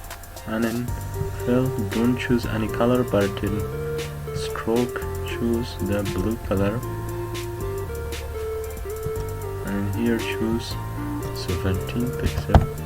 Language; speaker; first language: English; non-native, fluent; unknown